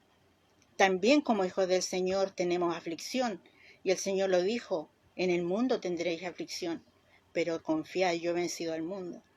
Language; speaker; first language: Spanish; native; Spanish